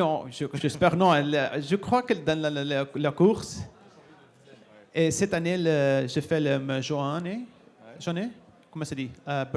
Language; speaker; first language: French; non-native, learner; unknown